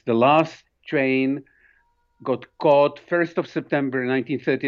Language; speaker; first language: English; non-native, fluent; Czech